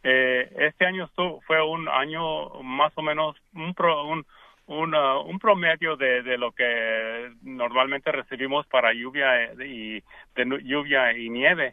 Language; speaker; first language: Spanish; early bilingual, heritage; Spanish